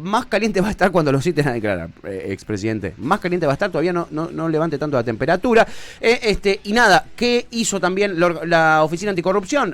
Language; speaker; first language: Spanish; native; Spanish